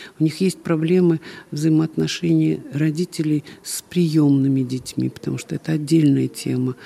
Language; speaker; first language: Russian; native; Russian